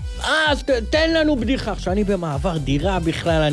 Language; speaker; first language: Hebrew; native; Hebrew